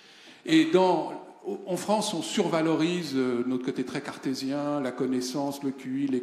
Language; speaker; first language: French; native; French